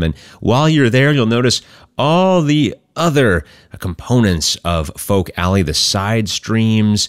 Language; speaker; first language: English; native; English